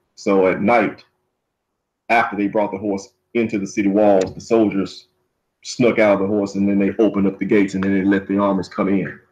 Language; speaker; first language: English; native; English